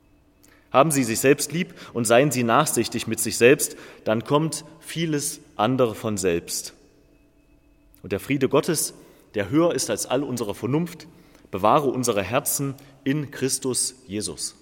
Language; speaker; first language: German; native; German